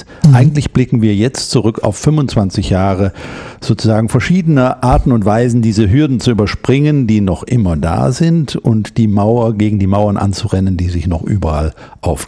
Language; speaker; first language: German; native; German